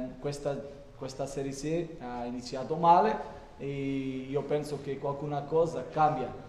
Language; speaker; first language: Italian; non-native, learner; Portuguese